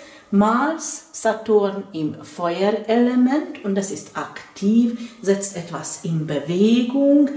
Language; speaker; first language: German; non-native, fluent; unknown